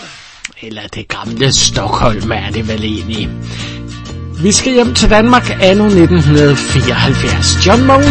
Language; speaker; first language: Danish; native; Danish